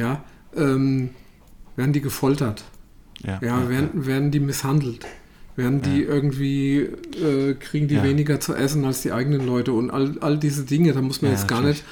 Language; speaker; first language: German; native; German